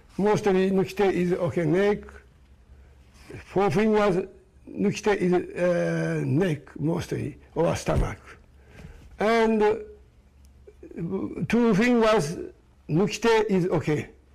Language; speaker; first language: English; non-native, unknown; Japanese